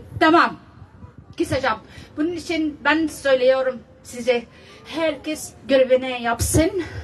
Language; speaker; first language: Turkish; non-native, learner; Arabic